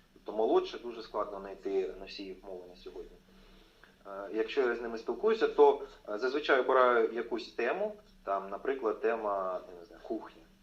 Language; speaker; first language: Ukrainian; non-native, local second language; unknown